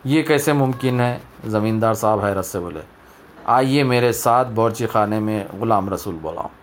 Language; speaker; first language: Urdu; native; Urdu